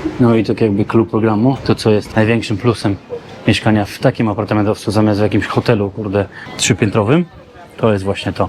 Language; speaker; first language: Polish; native; Polish